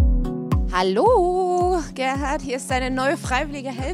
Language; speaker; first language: German; native; German